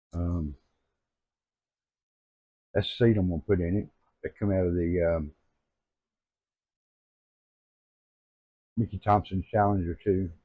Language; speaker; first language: English; native; English